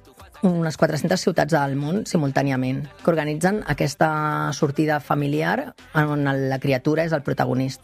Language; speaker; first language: Catalan; native; Catalan